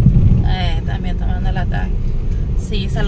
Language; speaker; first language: Spanish; native; Spanish